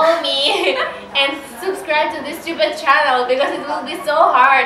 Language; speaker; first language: English; non-native, learner; Russian